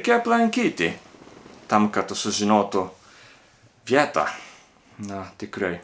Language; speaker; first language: Lithuanian; non-native, learner; Japanese